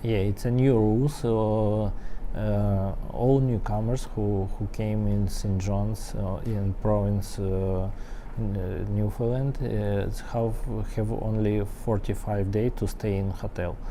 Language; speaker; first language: English; non-native, learner; Ukrainian